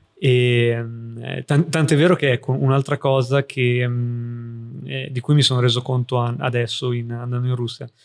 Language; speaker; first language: Italian; native; Italian